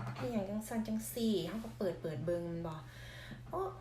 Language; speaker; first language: Thai; non-native, local second language; Northeastern Thai